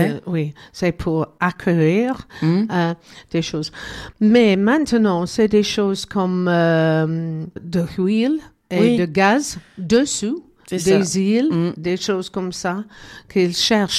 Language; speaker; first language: French; non-native, learner; English